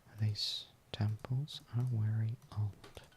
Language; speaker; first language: English; non-native, fluent; Russian